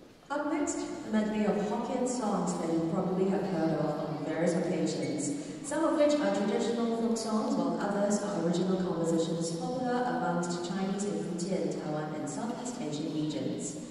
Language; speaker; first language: English; non-native, local second language; Chinese